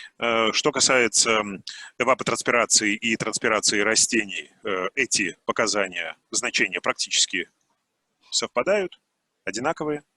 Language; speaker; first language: Russian; native; Russian